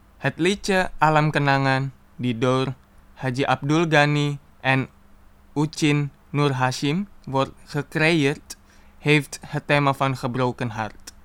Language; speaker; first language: Dutch; non-native, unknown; Indonesian